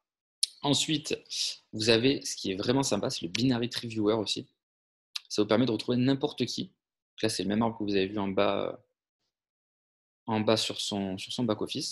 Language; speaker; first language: French; native; French